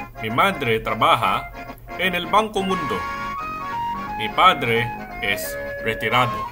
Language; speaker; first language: Spanish; non-native, learner; English